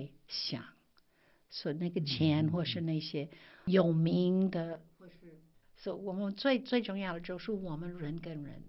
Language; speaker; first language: Chinese; non-native, fluent; English